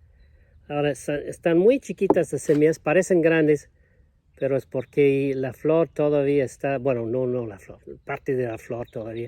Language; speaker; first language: Spanish; non-native, fluent; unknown